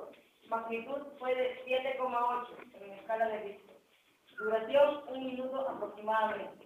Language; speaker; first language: Spanish; native; Spanish